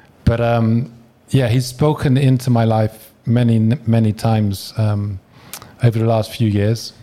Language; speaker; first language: English; native; English